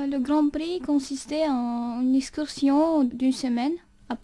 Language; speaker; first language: French; non-native, fluent; Romanian